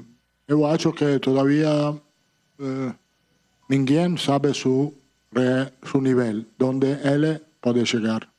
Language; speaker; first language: Portuguese; non-native, learner; Italian